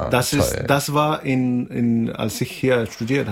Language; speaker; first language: German; non-native, fluent; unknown